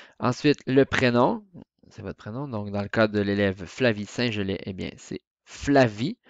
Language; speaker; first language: French; native; French